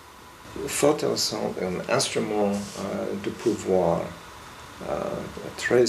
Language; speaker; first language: French; non-native, fluent; English